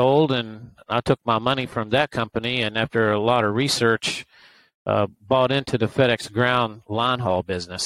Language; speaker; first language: English; native; English